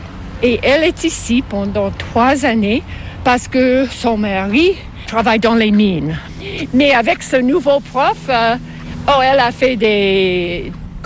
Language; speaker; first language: French; non-native, local second language; English